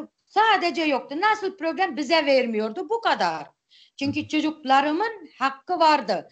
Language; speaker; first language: Turkish; non-native, local second language; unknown